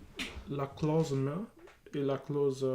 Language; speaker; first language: French; non-native, learner; English